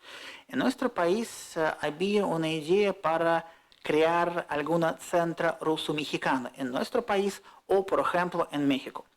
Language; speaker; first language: Spanish; non-native, fluent; Russian